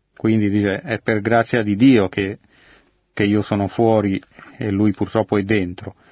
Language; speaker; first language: Italian; native; Italian